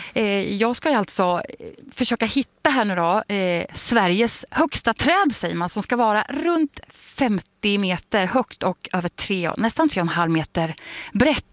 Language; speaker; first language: Swedish; native; Swedish